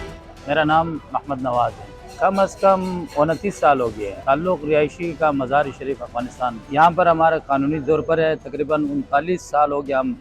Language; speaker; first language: Hindi; non-native, local second language; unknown